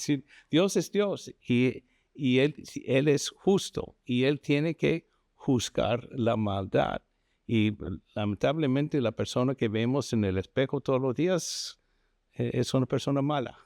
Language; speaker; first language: Spanish; non-native, fluent; English